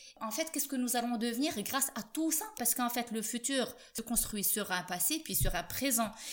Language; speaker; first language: French; non-native, local second language; Arabic